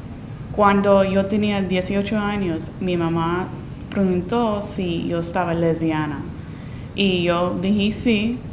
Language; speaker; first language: Spanish; early bilingual, heritage; Spanish